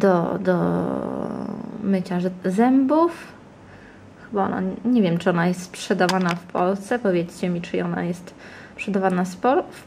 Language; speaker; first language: Polish; early bilingual, heritage; Italian